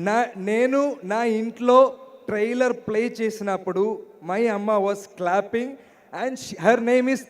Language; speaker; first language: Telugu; non-native, learner; Malayalam